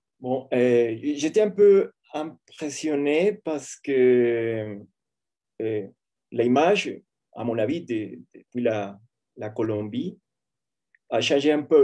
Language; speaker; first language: French; non-native, fluent; Spanish